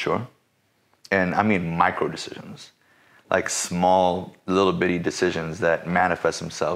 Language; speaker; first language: English; native; English